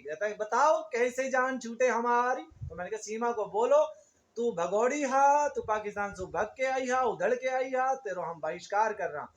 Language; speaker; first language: Urdu; non-native, local second language; Punjabi